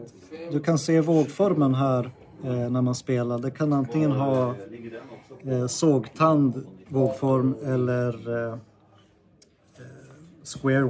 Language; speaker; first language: Swedish; native; Swedish